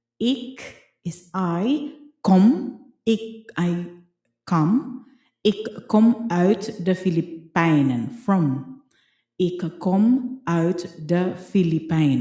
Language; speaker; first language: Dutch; non-native, fluent; Filipino